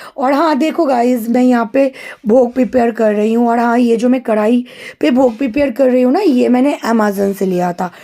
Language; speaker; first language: Hindi; non-native, local second language; Bangla